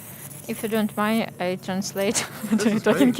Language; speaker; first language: English; non-native, learner; Ukrainian